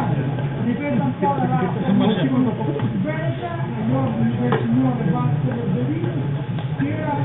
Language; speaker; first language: Italian; native; Italian